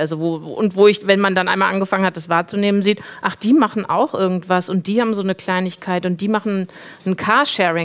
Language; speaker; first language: German; native; German